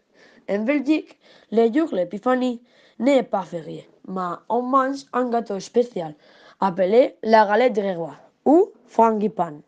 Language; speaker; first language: French; non-native, learner; Spanish